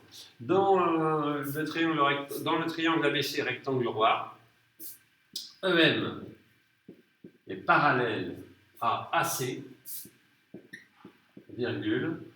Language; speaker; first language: French; native; French